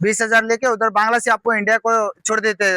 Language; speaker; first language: Hindi; non-native, local second language; Kannada